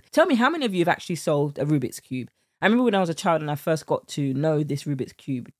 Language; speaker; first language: English; native; English